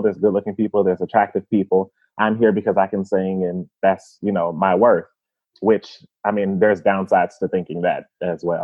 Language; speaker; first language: English; native; English